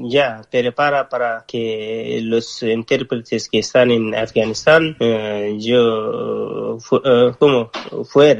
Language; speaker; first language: Spanish; non-native, learner; Persian